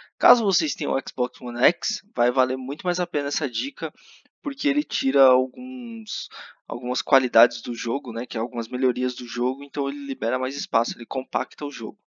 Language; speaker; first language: Portuguese; native; Portuguese